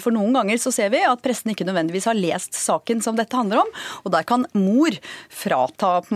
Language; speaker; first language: Norwegian; native; Norwegian